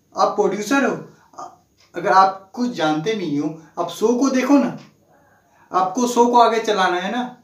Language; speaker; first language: Hindi; non-native, local second language; Bangla